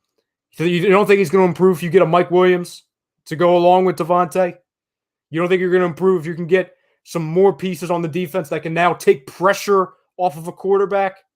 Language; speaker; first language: English; native; English